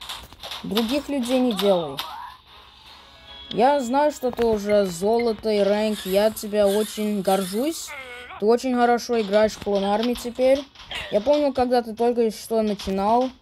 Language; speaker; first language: Russian; early bilingual, heritage; English